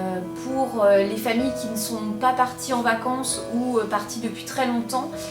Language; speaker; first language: French; native; French